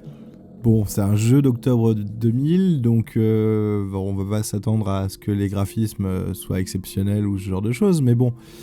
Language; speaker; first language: French; native; French